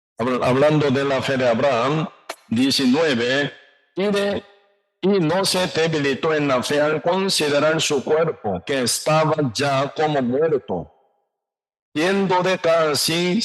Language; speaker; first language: Spanish; non-native, learner; Korean